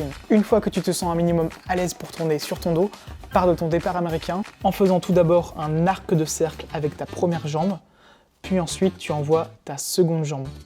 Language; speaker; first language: French; native; French